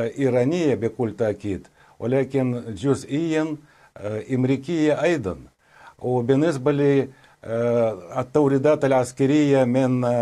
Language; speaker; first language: Arabic; non-native, fluent; Russian